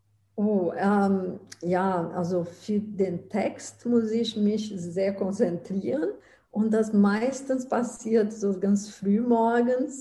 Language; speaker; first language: German; non-native, fluent; Portuguese